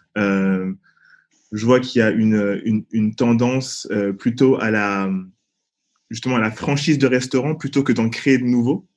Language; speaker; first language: French; native; French